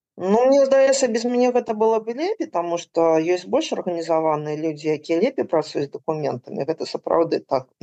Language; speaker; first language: Belarusian; native; Belarusian